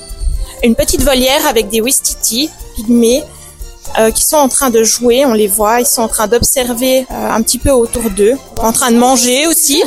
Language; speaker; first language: French; native; French